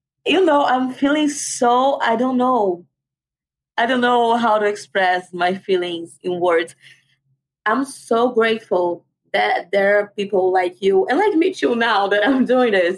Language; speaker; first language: English; non-native, fluent; Portuguese